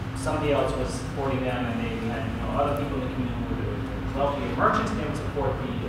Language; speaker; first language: English; native; English